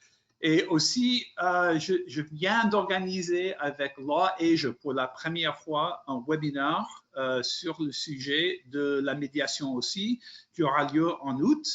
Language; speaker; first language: French; non-native, fluent; English